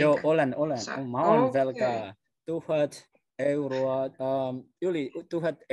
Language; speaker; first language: Finnish; non-native, learner; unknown